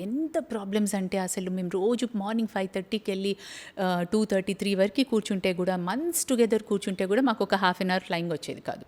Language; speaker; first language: Telugu; native; Telugu